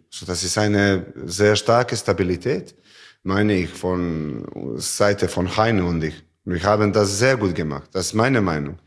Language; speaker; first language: German; non-native, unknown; Serbian